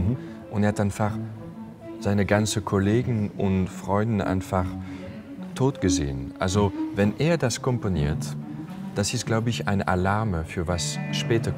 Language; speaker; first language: German; non-native, fluent; French